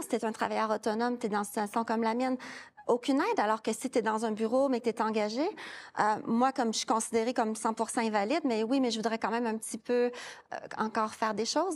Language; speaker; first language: French; native; French